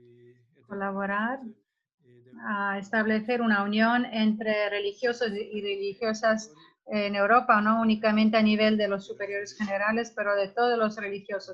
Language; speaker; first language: Spanish; non-native, fluent; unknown